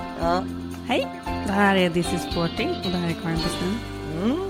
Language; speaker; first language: Swedish; native; Swedish